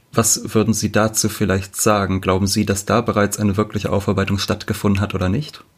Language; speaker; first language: German; native; German